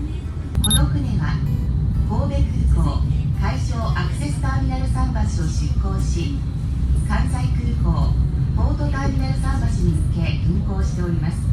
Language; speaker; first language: Japanese; native; Japanese